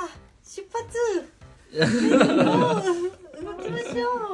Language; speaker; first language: Japanese; native; Japanese